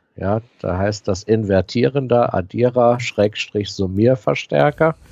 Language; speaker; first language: German; native; German